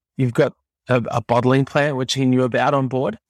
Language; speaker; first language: English; native; English